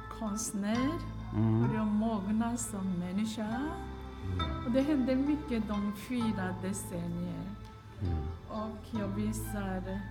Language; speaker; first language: Swedish; non-native, fluent; Korean